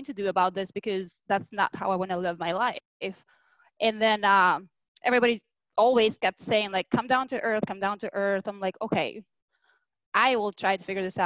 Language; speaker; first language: English; non-native, fluent; Albanian